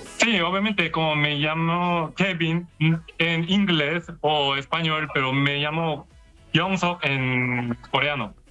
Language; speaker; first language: Spanish; non-native, learner; Korean